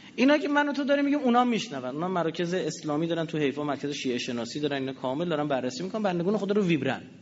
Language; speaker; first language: Persian; native; Persian